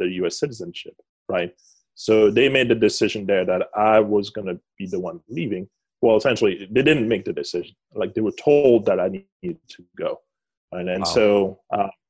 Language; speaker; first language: English; non-native, fluent; Lingala